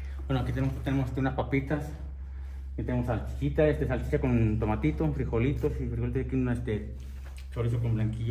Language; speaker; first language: Spanish; native; Spanish